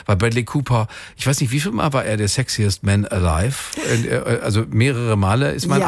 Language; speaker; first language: German; native; German